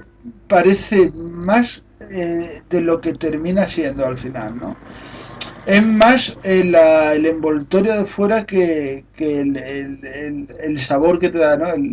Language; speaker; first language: Spanish; native; Spanish